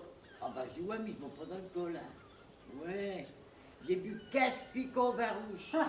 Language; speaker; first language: French; native; French